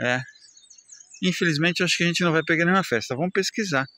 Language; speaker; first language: Portuguese; native; Portuguese